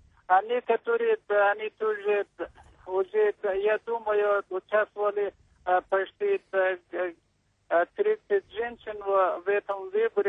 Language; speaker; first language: Russian; non-native, learner; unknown